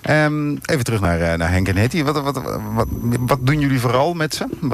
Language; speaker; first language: Dutch; native; Dutch